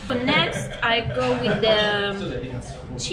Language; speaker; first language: English; non-native, fluent; Italian